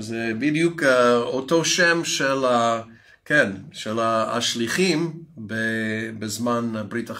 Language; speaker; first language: Hebrew; non-native, fluent; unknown